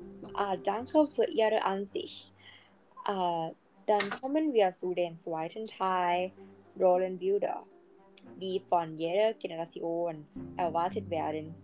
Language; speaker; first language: German; non-native, learner; Thai